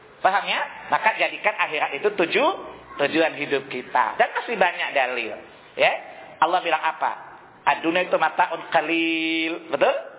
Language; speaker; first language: Indonesian; non-native, local second language; Sundanese